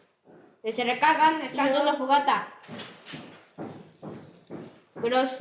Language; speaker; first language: Spanish; native; Spanish